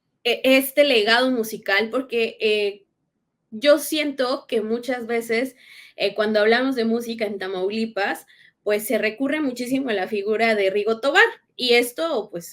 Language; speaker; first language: Spanish; native; Spanish